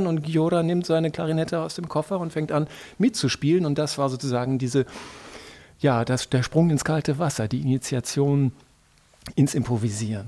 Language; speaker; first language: German; native; German